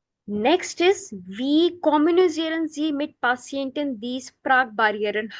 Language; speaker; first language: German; non-native, fluent; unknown